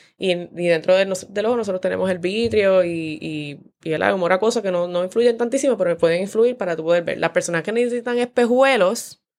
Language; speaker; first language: Spanish; native; Spanish